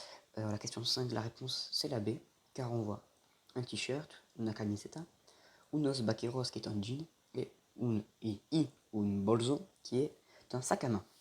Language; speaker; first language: French; native; French